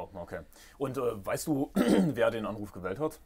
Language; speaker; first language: German; native; German